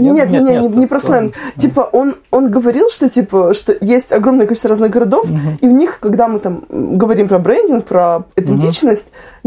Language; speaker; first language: Russian; native; Russian